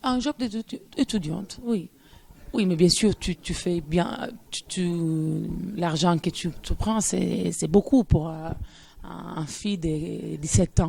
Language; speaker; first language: French; non-native, fluent; Italian